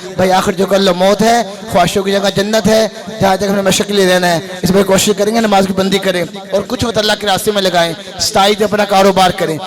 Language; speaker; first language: Urdu; non-native, local second language; Punjabi